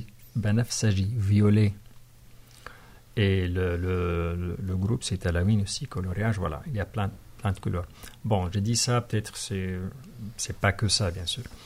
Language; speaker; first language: French; non-native, fluent; Arabic